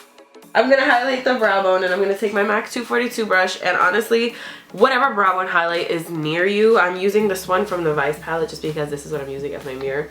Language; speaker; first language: English; native; English